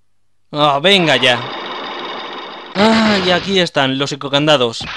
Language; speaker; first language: Spanish; native; Spanish